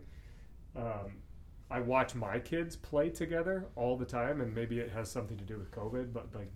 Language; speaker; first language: English; native; English